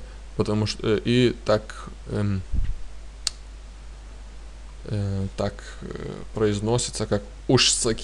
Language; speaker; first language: Russian; non-native, fluent; Lithuanian